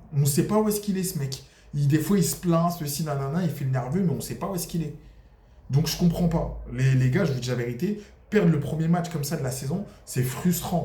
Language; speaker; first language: French; native; French